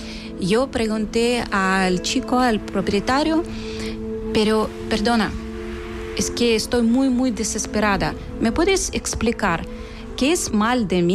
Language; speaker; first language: Spanish; non-native, learner; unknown